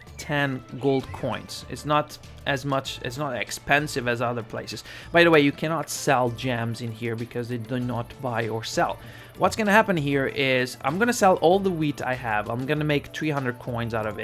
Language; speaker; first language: English; non-native, fluent; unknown